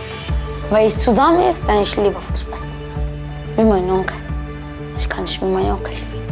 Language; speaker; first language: German; non-native, learner; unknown